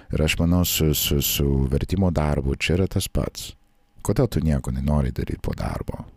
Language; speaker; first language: Lithuanian; non-native, fluent; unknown